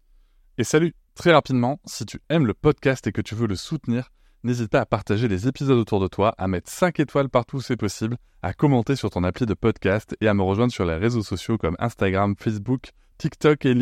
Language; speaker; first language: French; native; French